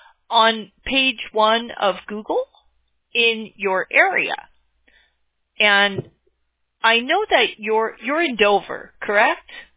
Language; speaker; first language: English; native; English